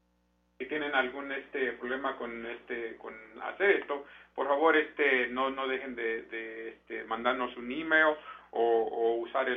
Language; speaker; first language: Spanish; early bilingual, heritage; Spanish